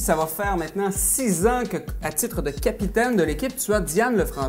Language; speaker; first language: French; native; French